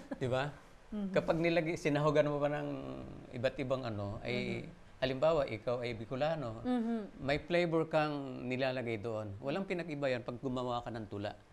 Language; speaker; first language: Filipino; non-native, local second language; Waray